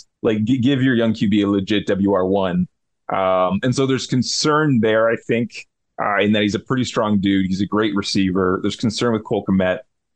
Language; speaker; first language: English; native; English